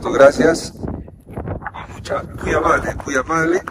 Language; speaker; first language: Spanish; native; Spanish